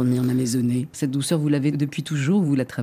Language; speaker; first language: French; native; French